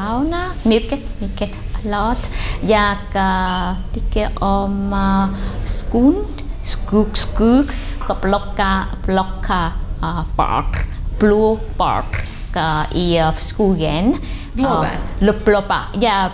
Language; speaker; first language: English; non-native, learner; Vietnamese